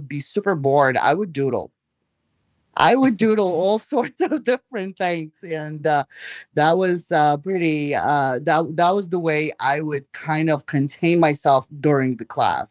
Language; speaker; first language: English; non-native, fluent; Russian